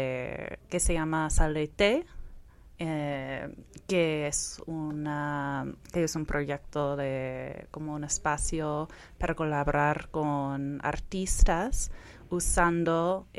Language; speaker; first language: Spanish; non-native, fluent; English